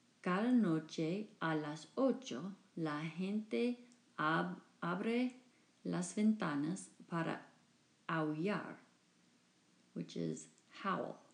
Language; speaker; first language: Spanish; non-native, fluent; English